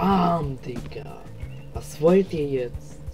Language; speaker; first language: German; native; German